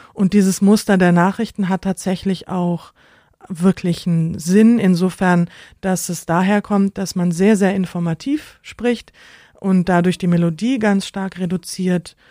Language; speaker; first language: German; native; German